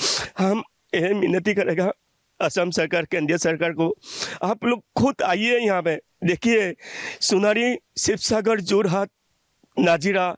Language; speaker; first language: Hindi; non-native, local second language; Assamese